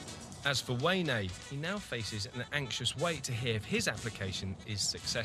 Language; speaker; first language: English; native; English